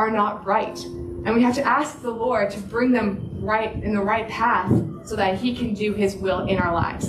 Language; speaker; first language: English; native; English